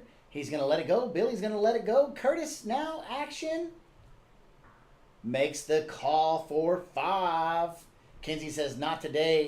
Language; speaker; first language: English; native; English